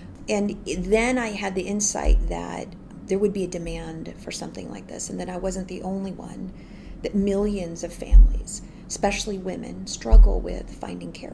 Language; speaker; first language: English; non-native, local second language; Filipino